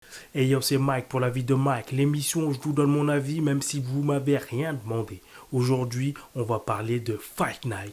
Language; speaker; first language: French; native; French